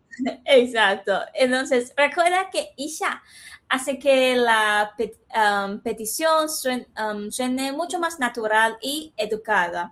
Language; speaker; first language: Spanish; non-native, fluent; Chinese